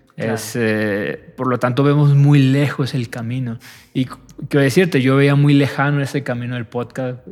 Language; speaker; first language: Spanish; native; Spanish